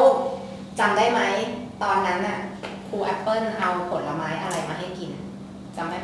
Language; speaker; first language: Thai; native; Thai